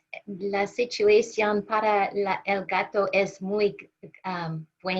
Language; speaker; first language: Spanish; non-native, learner; English